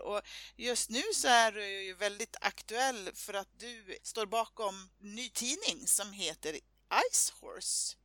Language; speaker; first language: Swedish; native; Swedish